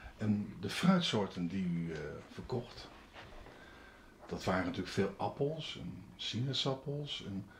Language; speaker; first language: Dutch; native; Dutch